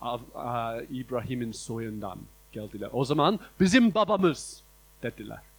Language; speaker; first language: Turkish; non-native, fluent; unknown